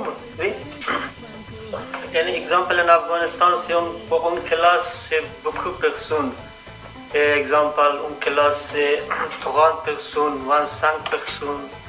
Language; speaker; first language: French; non-native, learner; Persian